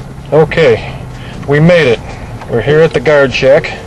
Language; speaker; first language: English; native; English